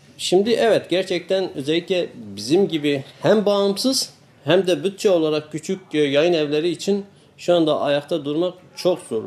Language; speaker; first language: Turkish; non-native, local second language; Kurdish